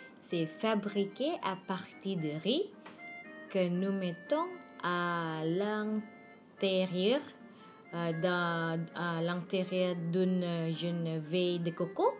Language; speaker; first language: French; non-native, learner; Indonesian